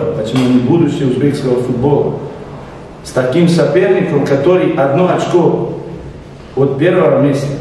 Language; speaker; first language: Russian; non-native, fluent; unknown